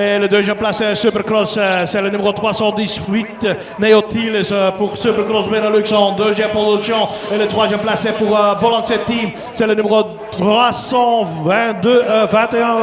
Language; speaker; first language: French; non-native, local second language; Dutch